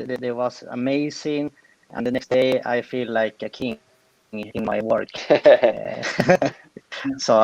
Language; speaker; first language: English; non-native, fluent; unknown